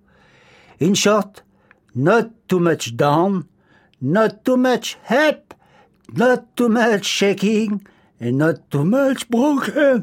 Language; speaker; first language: English; non-native, fluent; French